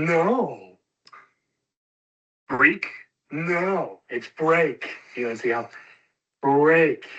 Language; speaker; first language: English; non-native, fluent; Thai